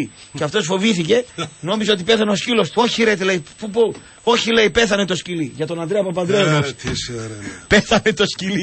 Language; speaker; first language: Greek; native; Greek